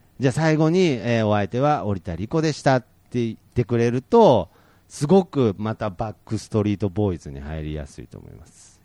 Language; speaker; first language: Japanese; native; Japanese